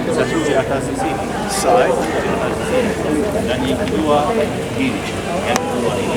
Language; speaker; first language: Indonesian; non-native, fluent; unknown